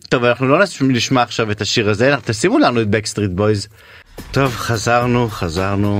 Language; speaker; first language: Hebrew; native; Hebrew